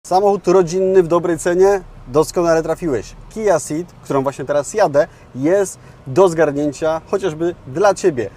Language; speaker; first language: Polish; native; Polish